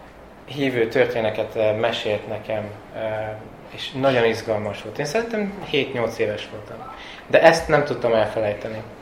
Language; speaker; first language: Hungarian; early bilingual, heritage; Hungarian